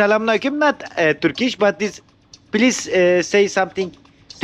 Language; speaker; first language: English; non-native, learner; Turkish